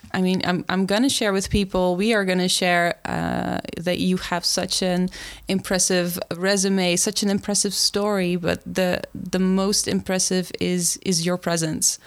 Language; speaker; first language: English; non-native, fluent; Dutch